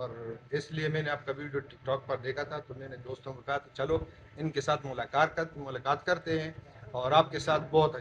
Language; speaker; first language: Hindi; non-native, local second language; Pashto